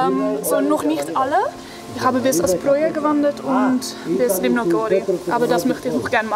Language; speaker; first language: German; non-native, fluent; Dutch